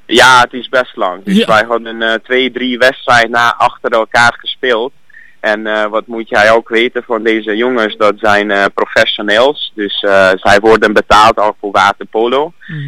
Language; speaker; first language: Dutch; non-native, learner; Hungarian